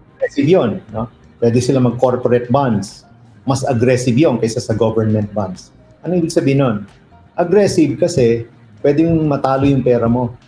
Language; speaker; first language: Filipino; non-native, local second language; Iloko